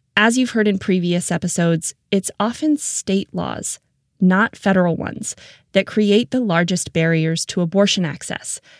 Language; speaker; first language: English; native; English